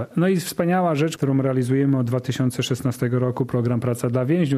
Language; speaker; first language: Polish; native; Polish